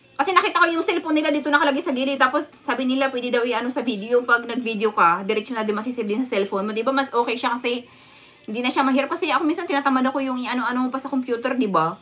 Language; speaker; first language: Filipino; non-native, local second language; Cebuano